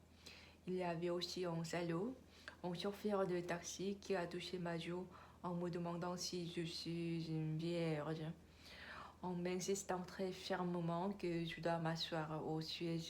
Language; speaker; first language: French; non-native, learner; Korean